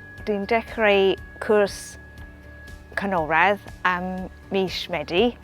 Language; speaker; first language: Welsh; non-native, learner; English